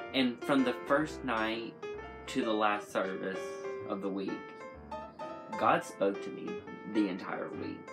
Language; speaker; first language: English; native; English